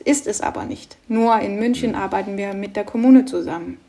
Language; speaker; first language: German; non-native, fluent; Danish